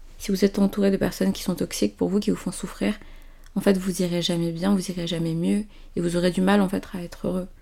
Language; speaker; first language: French; early bilingual, other home language; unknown